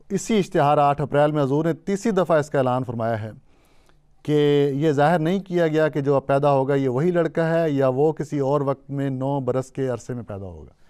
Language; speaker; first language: Urdu; native; Urdu